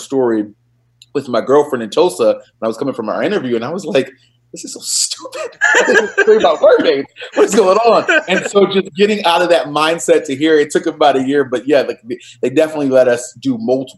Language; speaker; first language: English; native; English